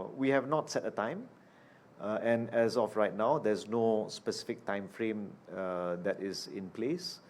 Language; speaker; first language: English; non-native, local second language; Malay